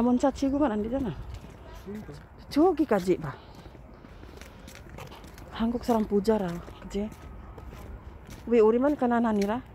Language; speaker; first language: Korean; non-native, learner; Filipino